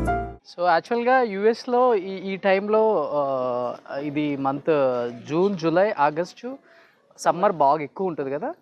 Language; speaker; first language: Telugu; native; Telugu